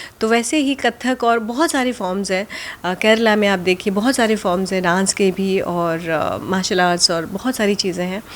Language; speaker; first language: Hindi; non-native, local second language; Gujarati